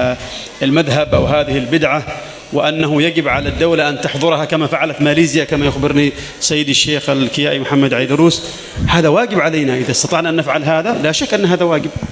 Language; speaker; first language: Arabic; native; Arabic